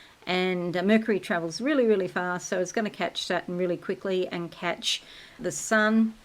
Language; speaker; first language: English; native; English